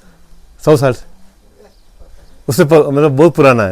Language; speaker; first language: Hindi; non-native, local second language; Malayalam